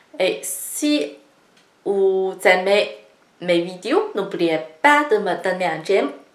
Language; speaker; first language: French; non-native, fluent; Chinese